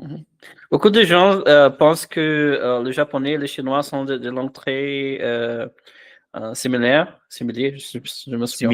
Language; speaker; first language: French; non-native, fluent; Portuguese